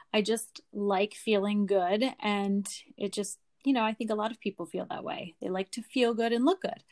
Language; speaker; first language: English; native; English